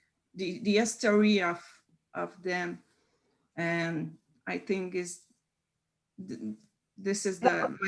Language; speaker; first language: English; non-native, learner; French